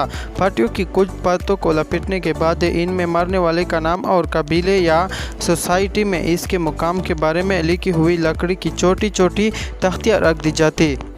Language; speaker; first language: Urdu; native; Urdu